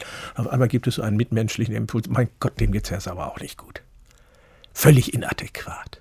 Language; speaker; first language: German; native; German